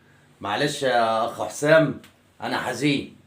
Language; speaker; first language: Arabic; native; Arabic